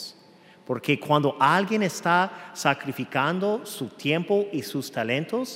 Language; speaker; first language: Spanish; non-native, fluent; English